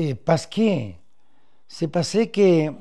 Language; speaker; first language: French; non-native, fluent; Spanish